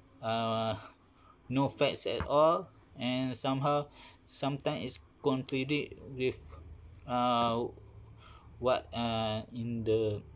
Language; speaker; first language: English; non-native, learner; Malay